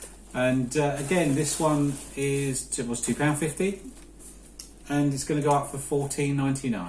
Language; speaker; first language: English; native; English